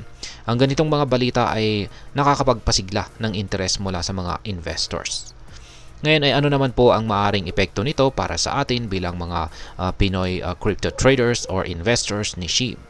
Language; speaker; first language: Filipino; native; Filipino